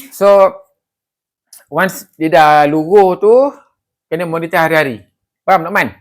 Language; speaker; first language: Malay; native; Malay